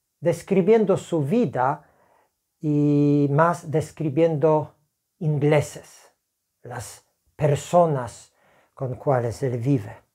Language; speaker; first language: Spanish; non-native, fluent; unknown